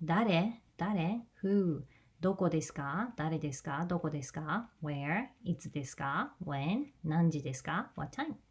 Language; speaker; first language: Japanese; non-native, fluent; English